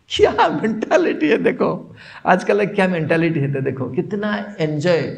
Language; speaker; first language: Hindi; non-native, local second language; Odia